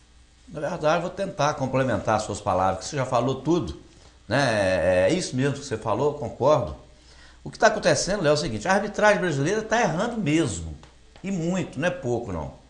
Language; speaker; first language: Portuguese; native; Portuguese